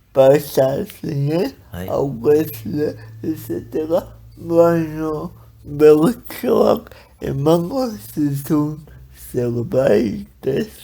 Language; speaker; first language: Basque; non-native, learner; Spanish